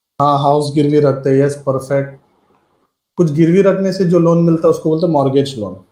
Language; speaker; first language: Hindi; native; Hindi